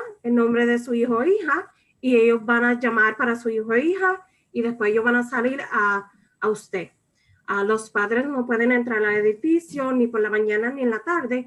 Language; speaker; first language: Spanish; early bilingual, other home language; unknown